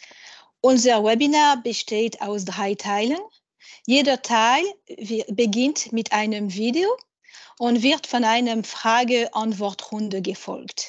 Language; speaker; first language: German; non-native, fluent; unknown